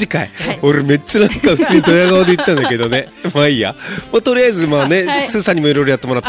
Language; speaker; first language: Japanese; native; Japanese